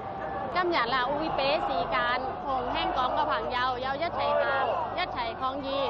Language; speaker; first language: Cantonese; non-native, fluent; Thai